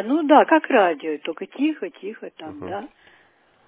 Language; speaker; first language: Russian; native; Russian